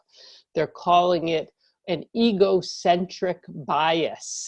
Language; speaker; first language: English; native; English